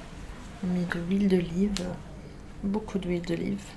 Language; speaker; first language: French; non-native, fluent; Arabic